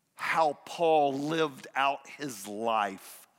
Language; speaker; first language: English; native; English